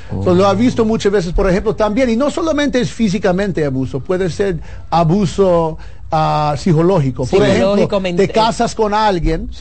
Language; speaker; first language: Spanish; early bilingual, heritage; Spanish